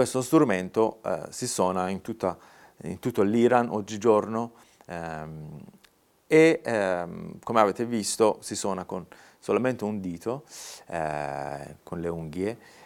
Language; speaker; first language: Italian; non-native, fluent; Persian